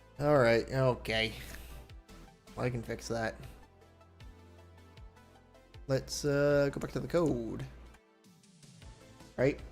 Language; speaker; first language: English; native; English